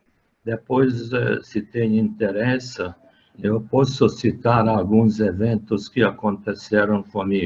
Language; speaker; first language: Portuguese; non-native, fluent; Hungarian